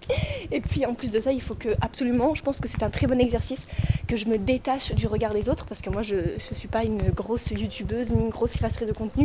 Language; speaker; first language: French; native; French